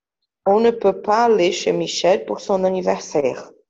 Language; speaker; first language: French; non-native, learner; Portuguese